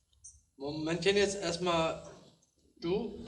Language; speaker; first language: German; native; German